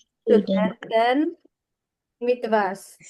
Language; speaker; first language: German; non-native, fluent; Filipino